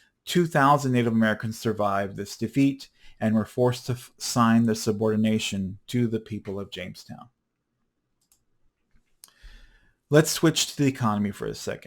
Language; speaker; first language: English; native; English